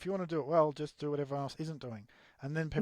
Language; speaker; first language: English; native; English